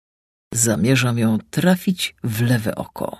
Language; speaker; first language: Polish; native; Polish